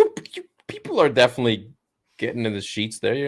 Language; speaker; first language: English; native; English